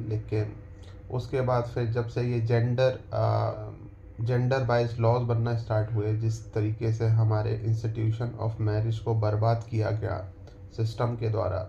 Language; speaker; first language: Hindi; native; Hindi